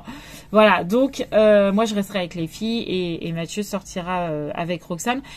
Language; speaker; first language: French; native; French